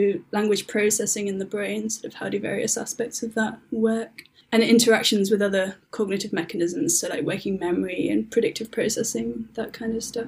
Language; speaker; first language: English; native; English